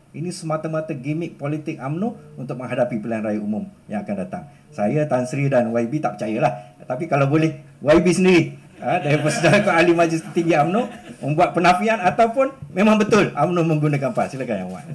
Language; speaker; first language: Malay; native; Malay